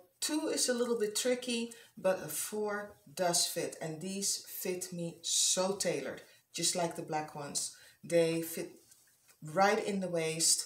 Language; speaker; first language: English; non-native, fluent; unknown